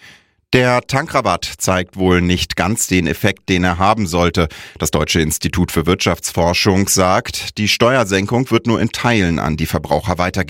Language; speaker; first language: German; native; German